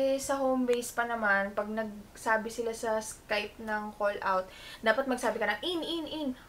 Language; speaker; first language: Filipino; native; Filipino